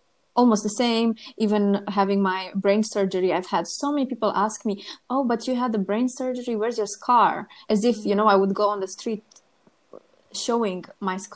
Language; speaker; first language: English; non-native, fluent; Romanian